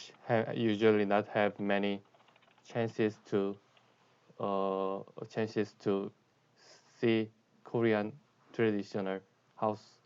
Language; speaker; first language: English; non-native, learner; Korean